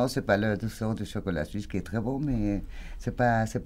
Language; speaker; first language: French; non-native, fluent; Spanish